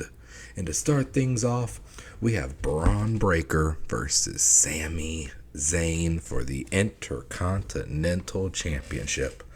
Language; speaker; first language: English; native; English